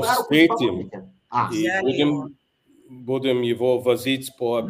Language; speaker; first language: Russian; non-native, fluent; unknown